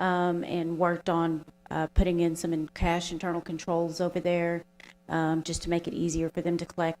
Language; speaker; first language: English; native; English